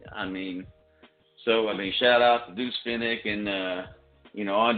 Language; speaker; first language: English; native; English